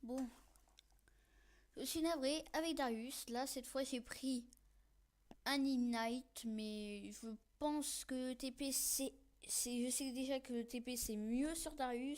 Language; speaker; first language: French; native; French